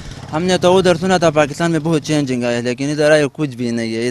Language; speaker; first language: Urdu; non-native, local second language; Pashto